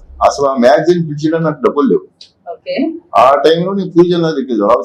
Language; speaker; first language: Telugu; native; Telugu